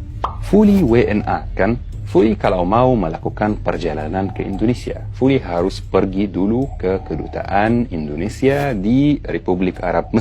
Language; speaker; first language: Indonesian; non-native, fluent; Arabic